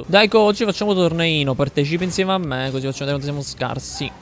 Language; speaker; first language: Italian; native; Italian